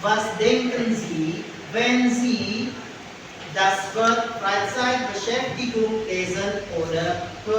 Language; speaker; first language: German; non-native, fluent; Indonesian